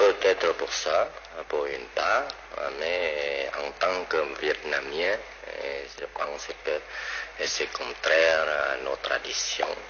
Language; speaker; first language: French; non-native, local second language; Vietnamese